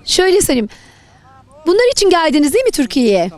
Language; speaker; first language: Turkish; native; Turkish